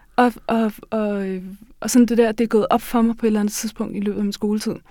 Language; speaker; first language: Danish; early bilingual, other home language; Norwegian